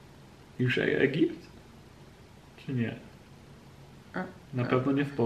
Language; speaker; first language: Polish; non-native, learner; English